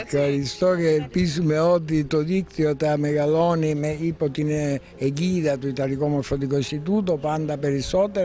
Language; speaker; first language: Greek; non-native, learner; Italian